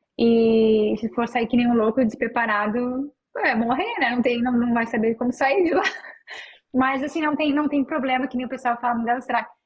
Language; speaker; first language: Portuguese; native; Portuguese